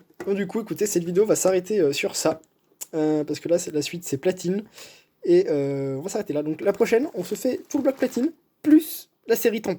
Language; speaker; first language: French; native; French